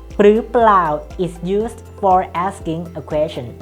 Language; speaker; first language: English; non-native, fluent; Thai